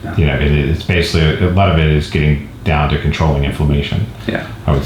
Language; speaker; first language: English; native; English